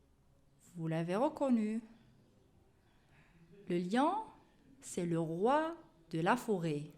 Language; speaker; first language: French; non-native, local second language; Arabic